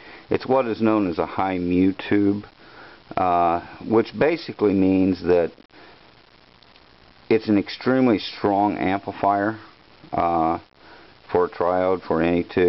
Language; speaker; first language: English; native; English